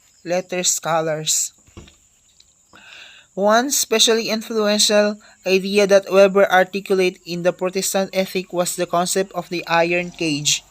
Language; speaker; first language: English; non-native, local second language; Filipino